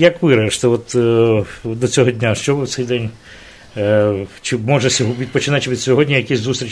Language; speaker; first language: Ukrainian; native; Ukrainian